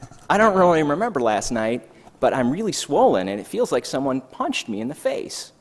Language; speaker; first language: English; native; English